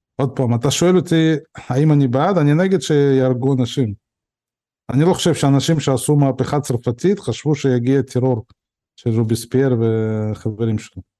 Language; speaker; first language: Hebrew; early bilingual, other home language; Russian